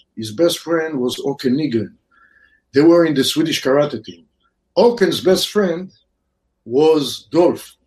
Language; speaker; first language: English; non-native, fluent; Hebrew